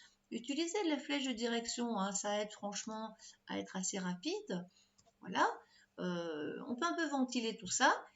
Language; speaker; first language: French; native; French